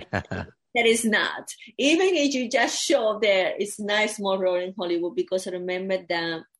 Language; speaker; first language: English; non-native, fluent; Spanish